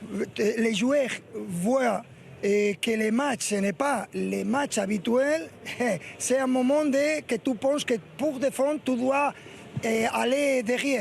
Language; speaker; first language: French; non-native, learner; Spanish